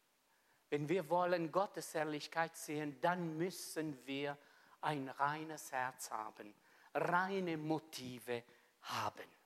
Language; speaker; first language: German; non-native, fluent; Italian